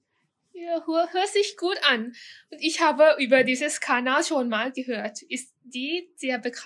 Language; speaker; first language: German; non-native, fluent; Thai